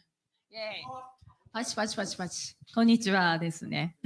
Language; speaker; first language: Japanese; native; Japanese